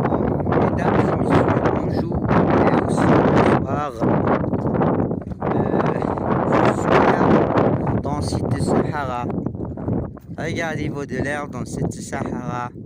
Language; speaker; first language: French; non-native, learner; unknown